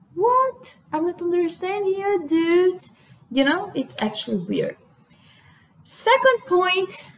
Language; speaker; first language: English; non-native, fluent; Portuguese